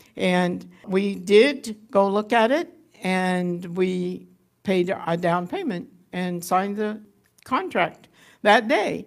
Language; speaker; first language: English; native; English